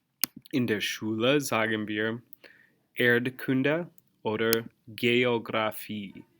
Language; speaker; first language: German; non-native, fluent; English